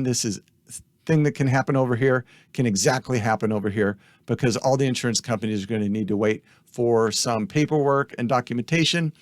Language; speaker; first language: English; native; English